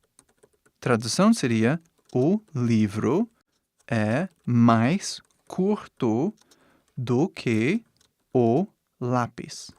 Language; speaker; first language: Portuguese; non-native, fluent; English